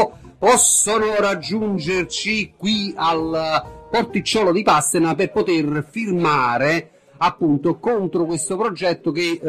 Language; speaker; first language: Italian; native; Italian